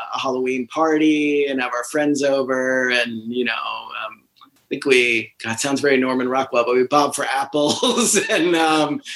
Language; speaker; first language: English; native; English